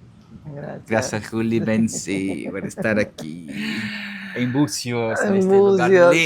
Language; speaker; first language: Spanish; non-native, learner; Portuguese